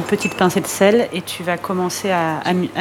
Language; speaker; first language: French; native; French